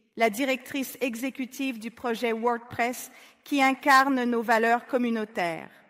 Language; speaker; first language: French; non-native, fluent; Spanish